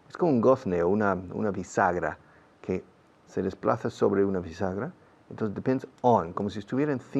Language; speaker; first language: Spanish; non-native, fluent; English